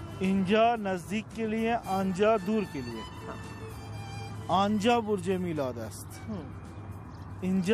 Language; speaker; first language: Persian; non-native, learner; Urdu